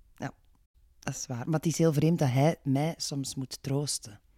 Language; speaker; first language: Dutch; native; Dutch